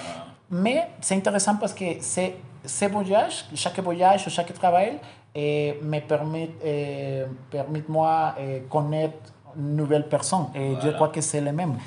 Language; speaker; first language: French; non-native, learner; Spanish